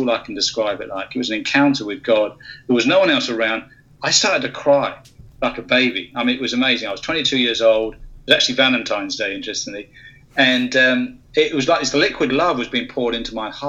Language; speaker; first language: English; native; English